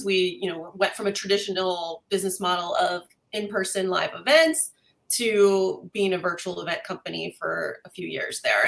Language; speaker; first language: English; native; English